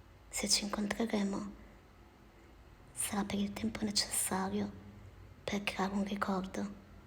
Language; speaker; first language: Italian; native; Italian